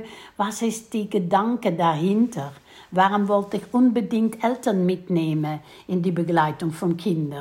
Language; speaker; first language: German; non-native, fluent; Dutch